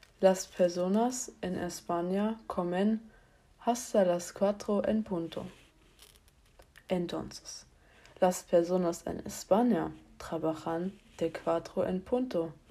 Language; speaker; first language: Spanish; non-native, learner; German